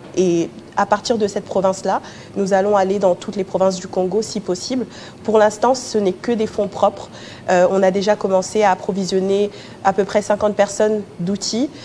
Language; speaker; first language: French; early bilingual, other home language; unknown